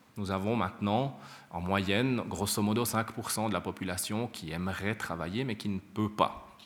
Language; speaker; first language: French; native; French